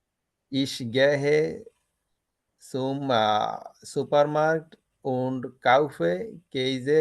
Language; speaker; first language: German; non-native, learner; Bangla